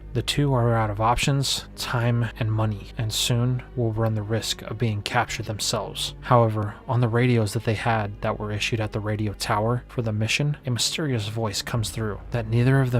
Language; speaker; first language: English; native; English